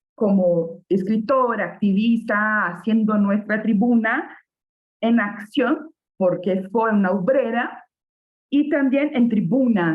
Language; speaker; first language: Spanish; non-native, fluent; Portuguese